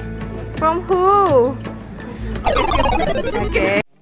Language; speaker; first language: English; non-native, learner; Indonesian